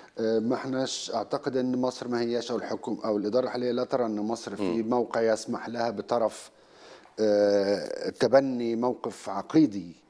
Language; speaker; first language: Arabic; native; Arabic